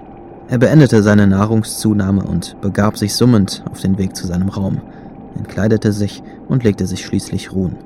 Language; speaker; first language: German; native; German